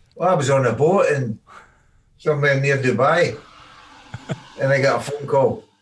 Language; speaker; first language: English; native; English